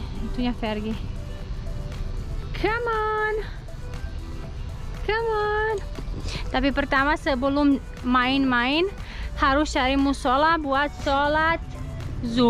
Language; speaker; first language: Indonesian; non-native, learner; English